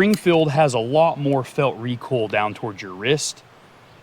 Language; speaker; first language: English; native; English